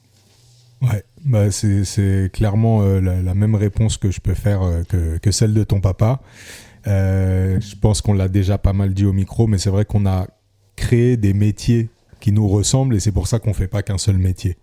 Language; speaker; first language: French; native; French